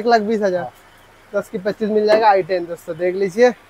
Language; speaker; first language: Hindi; non-native, local second language; Bangla